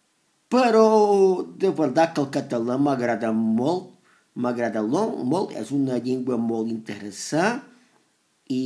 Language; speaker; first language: Catalan; non-native, learner; Spanish